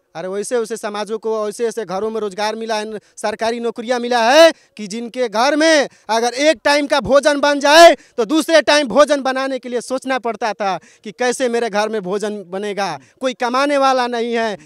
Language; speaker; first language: Hindi; native; Hindi